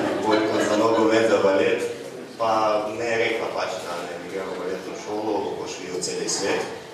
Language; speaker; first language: Slovenian; non-native, fluent; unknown